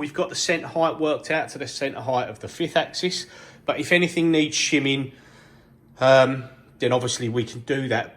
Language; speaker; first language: English; native; English